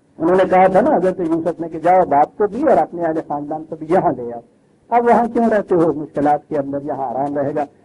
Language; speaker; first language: Urdu; non-native, local second language; Punjabi